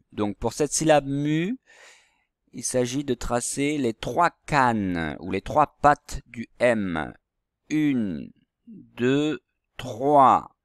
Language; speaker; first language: French; native; French